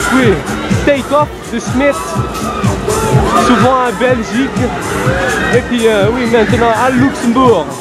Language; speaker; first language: French; non-native, learner; Dutch